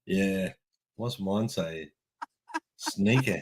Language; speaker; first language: English; native; English